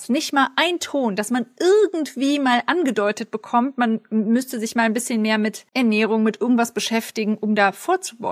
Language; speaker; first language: German; native; German